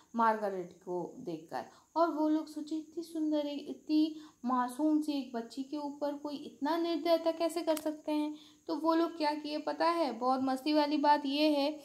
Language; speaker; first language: Hindi; non-native, local second language; Bangla